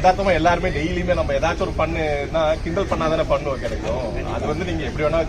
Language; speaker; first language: Tamil; native; Tamil